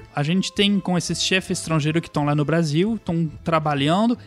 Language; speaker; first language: Portuguese; non-native, fluent; French